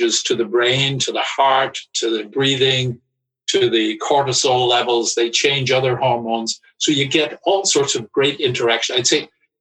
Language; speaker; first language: English; native; English